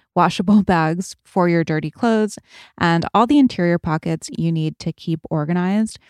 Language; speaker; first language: English; native; English